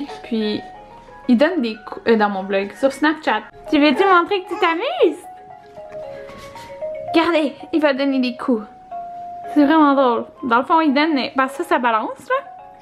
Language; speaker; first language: French; native; French